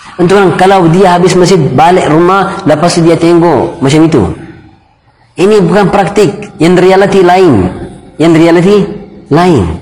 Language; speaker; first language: Malay; non-native, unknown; Arabic